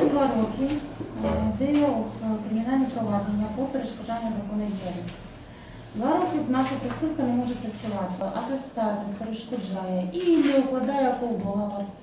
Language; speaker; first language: Ukrainian; non-native, local second language; Russian